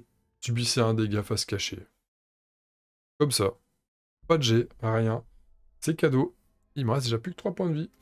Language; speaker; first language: French; native; French